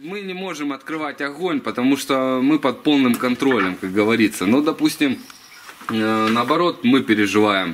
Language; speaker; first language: Russian; native; Russian